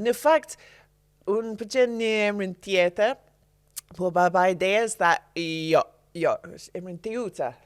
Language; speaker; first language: Albanian; non-native, learner; English